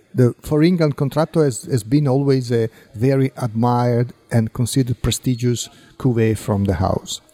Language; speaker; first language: English; non-native, fluent; Italian